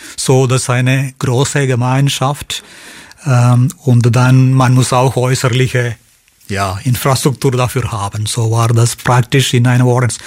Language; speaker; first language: German; non-native, fluent; Malayalam